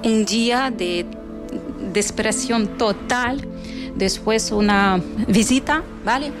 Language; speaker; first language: Spanish; non-native, fluent; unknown